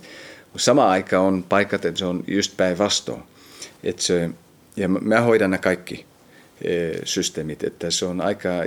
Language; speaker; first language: Finnish; early bilingual, heritage; Finnish